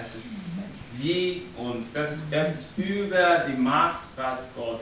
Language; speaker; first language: German; non-native, learner; English